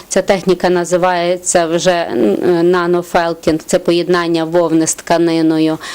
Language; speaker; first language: Ukrainian; native; Ukrainian